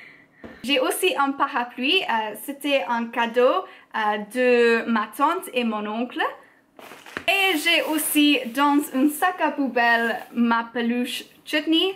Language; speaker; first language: French; non-native, learner; English